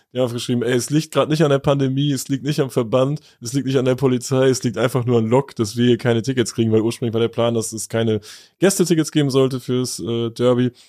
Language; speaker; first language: German; native; German